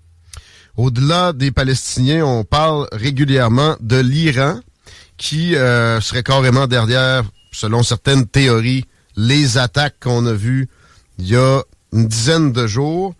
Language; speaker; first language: French; native; French